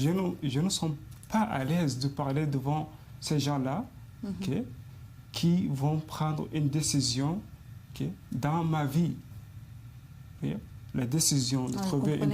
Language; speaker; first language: French; non-native, fluent; Arabic